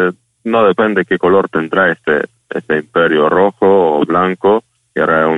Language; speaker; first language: Spanish; non-native, fluent; Ukrainian